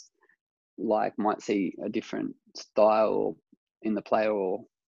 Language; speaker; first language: English; native; English